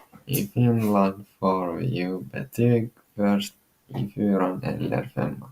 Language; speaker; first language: Swedish; non-native, local second language; Finnish